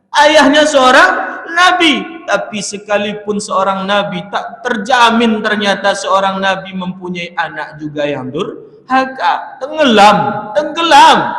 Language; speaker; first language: Malay; native; Malay